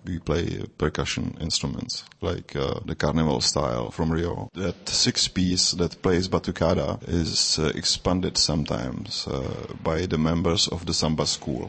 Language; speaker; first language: English; non-native, fluent; Czech